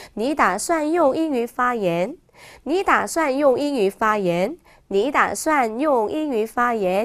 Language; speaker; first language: Chinese; non-native, fluent; Korean